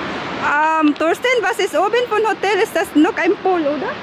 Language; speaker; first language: German; non-native, learner; Filipino